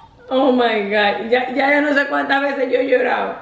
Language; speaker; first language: Spanish; native; Spanish